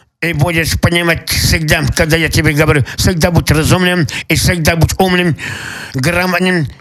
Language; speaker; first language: Russian; non-native, local second language; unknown